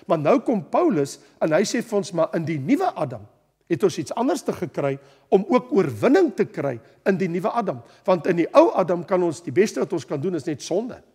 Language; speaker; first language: Afrikaans; native; Afrikaans